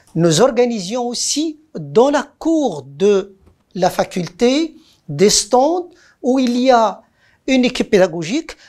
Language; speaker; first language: French; non-native, local second language; Arabic